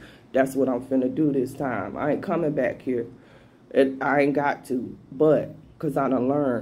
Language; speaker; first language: English; native; English